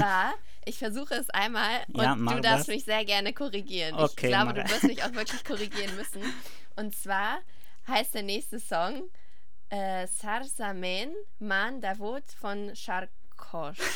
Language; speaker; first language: German; native; German